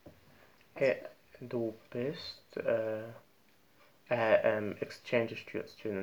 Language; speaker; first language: German; non-native, learner; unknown